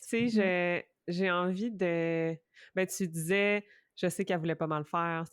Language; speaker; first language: French; native; French